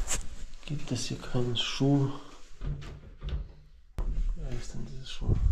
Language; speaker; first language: German; non-native, learner; Russian